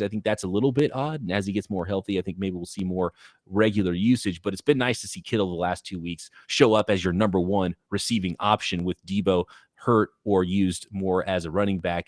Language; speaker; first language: English; native; English